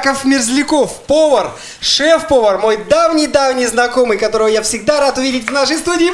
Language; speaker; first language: Russian; native; Russian